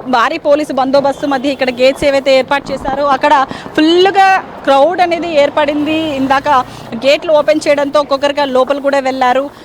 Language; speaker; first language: Telugu; native; Telugu